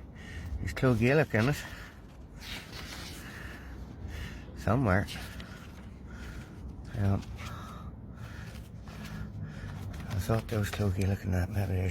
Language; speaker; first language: English; native; English